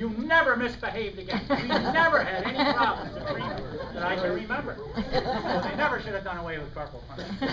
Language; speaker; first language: English; native; English